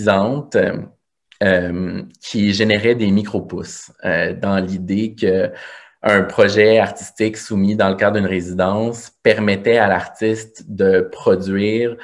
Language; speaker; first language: French; native; French